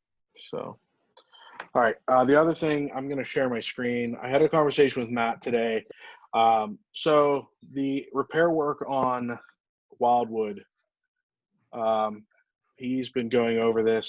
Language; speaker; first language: English; native; English